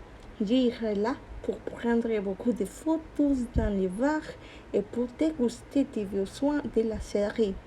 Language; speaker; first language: French; non-native, learner; Spanish